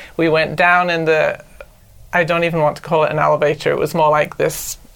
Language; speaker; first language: English; native; English